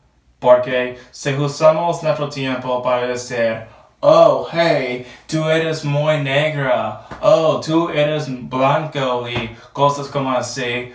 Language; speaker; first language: Spanish; non-native, learner; English